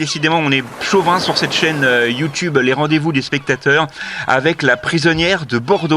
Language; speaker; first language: French; native; French